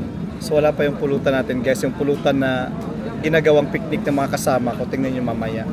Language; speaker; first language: Filipino; native; Filipino